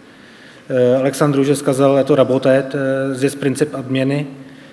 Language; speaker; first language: Russian; non-native, fluent; Czech